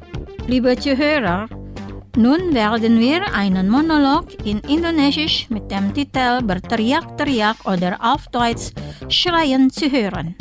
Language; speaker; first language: German; non-native, fluent; Indonesian